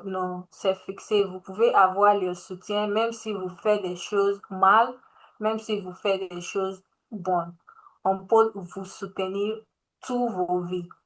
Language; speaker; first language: French; non-native, learner; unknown